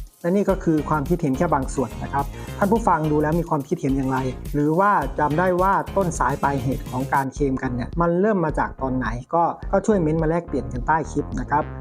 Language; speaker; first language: Thai; native; Thai